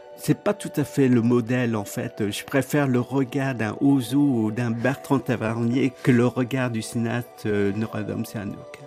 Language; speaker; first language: French; early bilingual, other home language; Khmer